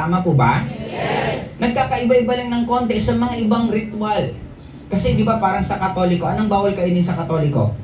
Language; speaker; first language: Filipino; non-native, local second language; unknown